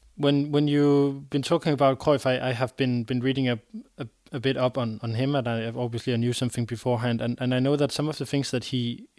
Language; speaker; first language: English; non-native, fluent; Danish